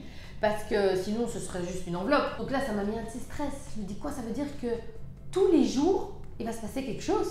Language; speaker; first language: French; native; French